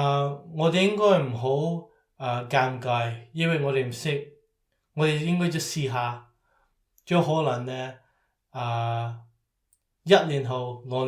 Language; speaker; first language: Cantonese; early bilingual, heritage; Cantonese